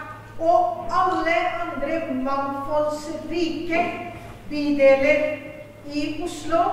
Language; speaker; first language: Norwegian; non-native, fluent; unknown